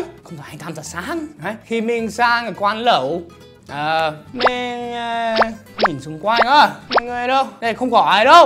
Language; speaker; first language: Vietnamese; non-native, fluent; English